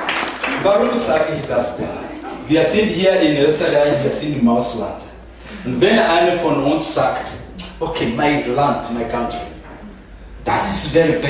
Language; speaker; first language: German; non-native, fluent; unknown